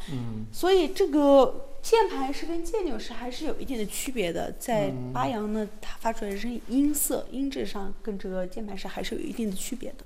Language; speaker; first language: Chinese; non-native, local second language; Uyghur